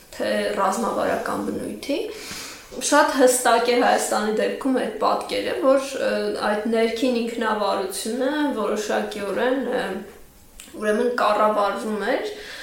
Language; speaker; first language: Armenian; native; Armenian